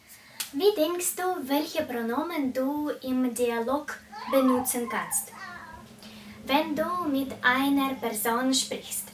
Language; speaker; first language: German; non-native, fluent; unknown